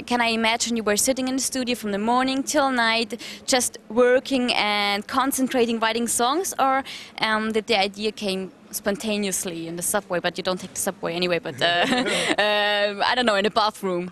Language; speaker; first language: English; non-native, fluent; German